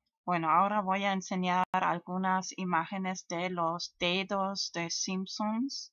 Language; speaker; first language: Spanish; non-native, fluent; German